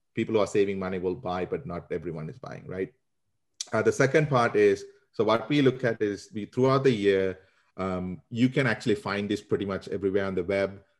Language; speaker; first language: English; non-native, local second language; Sinhala